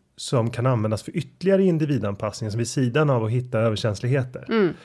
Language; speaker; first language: Swedish; native; Swedish